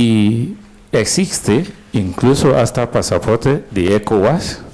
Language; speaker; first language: Spanish; non-native, fluent; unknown